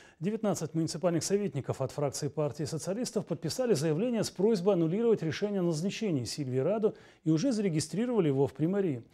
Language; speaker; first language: Russian; native; Russian